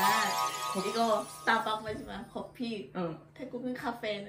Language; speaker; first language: Korean; non-native, learner; Thai